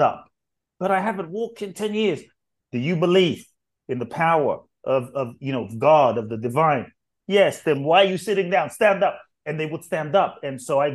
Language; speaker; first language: English; native; English